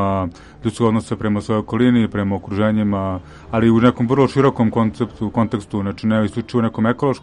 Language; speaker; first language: Serbian; native; Serbian